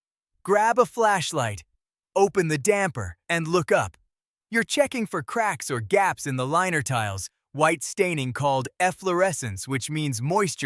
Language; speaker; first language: English; native; English